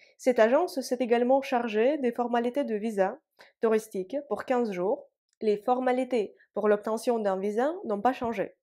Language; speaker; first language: French; non-native, fluent; Russian